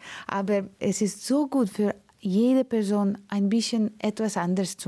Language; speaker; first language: German; non-native, fluent; Russian